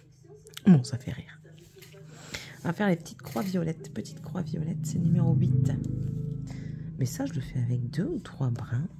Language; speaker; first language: French; native; French